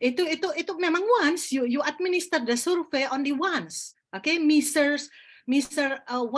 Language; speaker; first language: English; non-native, fluent; Indonesian